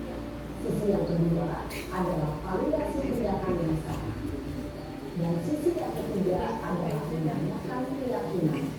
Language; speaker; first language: Indonesian; native; Indonesian